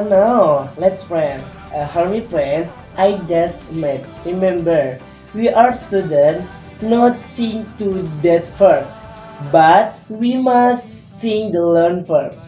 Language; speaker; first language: English; non-native, learner; Indonesian